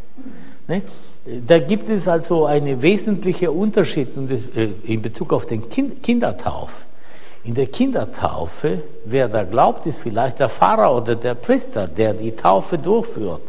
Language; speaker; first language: German; non-native, fluent; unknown